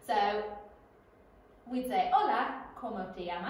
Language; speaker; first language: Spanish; non-native, fluent; English